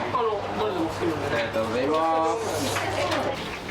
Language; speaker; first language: Japanese; native; Japanese